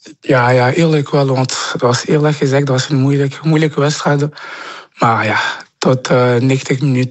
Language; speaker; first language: Dutch; non-native, local second language; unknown